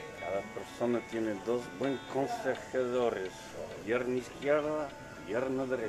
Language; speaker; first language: Spanish; non-native, learner; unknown